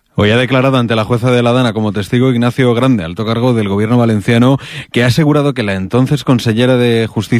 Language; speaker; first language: Spanish; native; Spanish